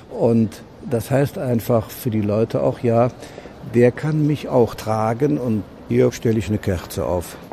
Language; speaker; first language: German; native; German